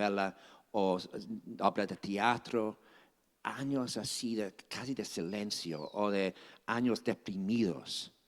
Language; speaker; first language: Spanish; non-native, fluent; English